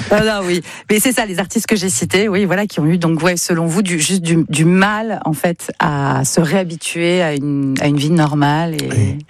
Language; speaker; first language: French; native; French